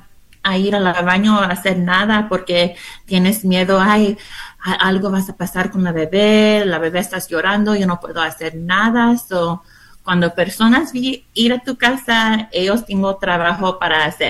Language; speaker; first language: Spanish; non-native, learner; English